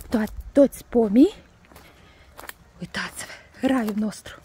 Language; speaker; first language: Romanian; non-native, learner; Russian